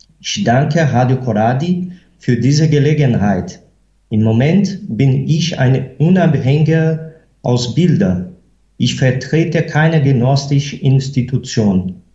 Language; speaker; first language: German; non-native, fluent; Portuguese